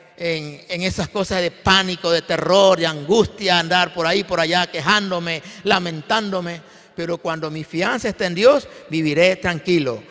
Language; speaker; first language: Spanish; native; Spanish